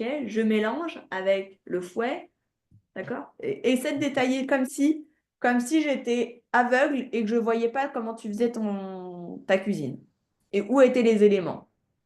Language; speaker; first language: French; native; French